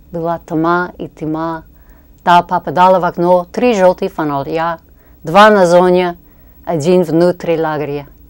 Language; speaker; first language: Russian; non-native, fluent; English